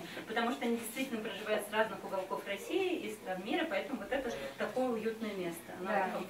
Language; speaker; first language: Russian; native; Russian